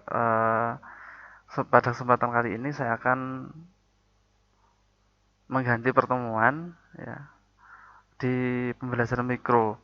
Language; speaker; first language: Indonesian; native; Indonesian